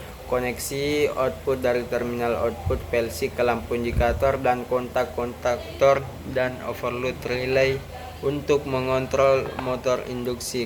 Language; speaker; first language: Indonesian; native; Indonesian